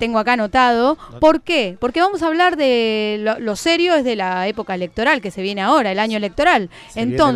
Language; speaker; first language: Spanish; native; Spanish